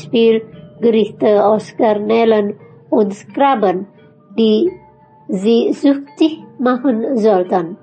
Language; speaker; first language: German; non-native, fluent; Indonesian